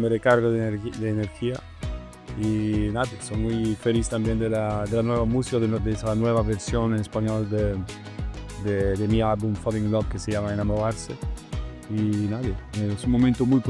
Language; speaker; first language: Spanish; non-native, learner; Italian